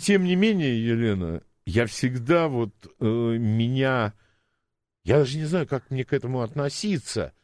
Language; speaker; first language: Russian; native; Russian